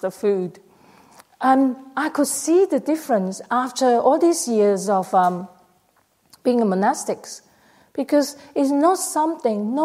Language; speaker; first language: English; non-native, local second language; Cantonese